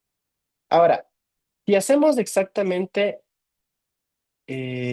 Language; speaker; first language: Spanish; native; Spanish